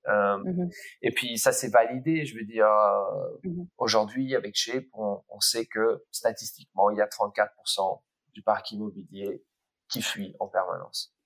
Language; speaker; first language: French; early bilingual, other home language; English